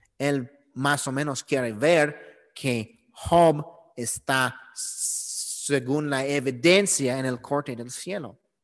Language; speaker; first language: Spanish; non-native, learner; English